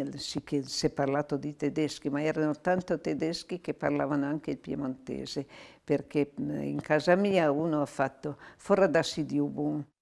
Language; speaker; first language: Italian; native; Italian